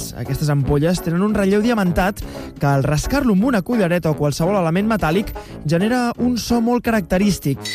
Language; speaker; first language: Catalan; native; Catalan